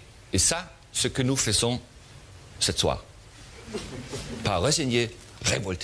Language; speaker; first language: French; non-native, learner; German